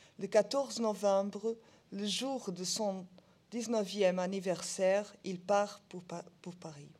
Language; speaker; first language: French; non-native, learner; Portuguese